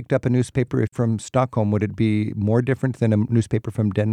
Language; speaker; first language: English; native; English